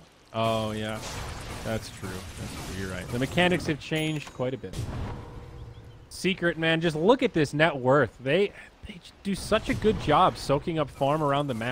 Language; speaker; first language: English; native; English